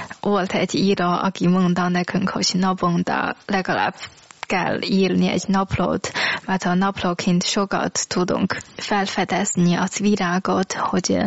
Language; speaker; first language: Hungarian; non-native, learner; Chinese